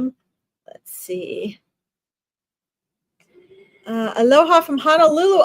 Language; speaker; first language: English; native; English